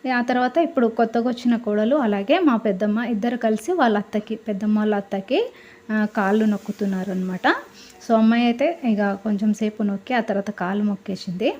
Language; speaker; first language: Telugu; non-native, local second language; Lambadi